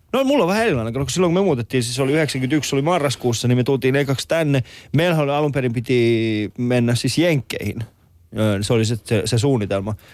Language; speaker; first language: Finnish; early bilingual, other home language; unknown